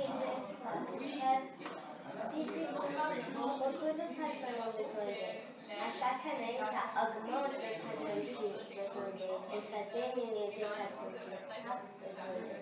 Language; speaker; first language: French; early bilingual, other home language; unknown